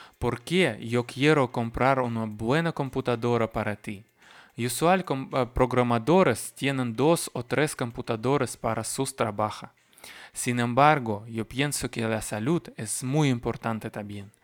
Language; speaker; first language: Spanish; non-native, learner; Russian